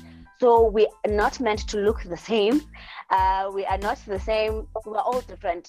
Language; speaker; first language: English; non-native, local second language; Xhosa